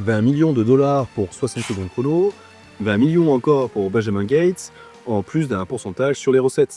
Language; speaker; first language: French; native; French